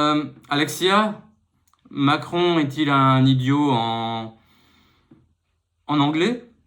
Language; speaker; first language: French; native; French